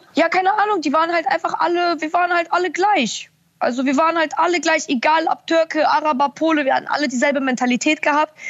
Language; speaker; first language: German; early bilingual, other home language; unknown